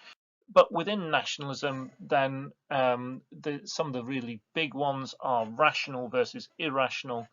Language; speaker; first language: English; native; English